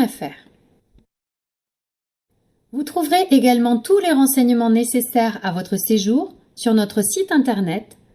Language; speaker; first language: French; native; French